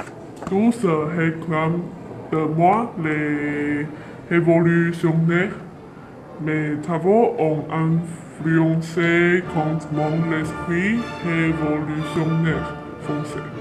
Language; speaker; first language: French; non-native, learner; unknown